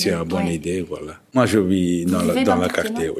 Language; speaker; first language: French; non-native, fluent; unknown